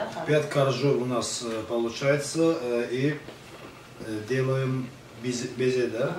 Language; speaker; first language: Russian; non-native, learner; Azerbaijani